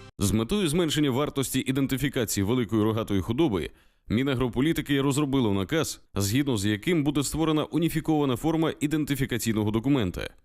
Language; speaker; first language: Ukrainian; native; Ukrainian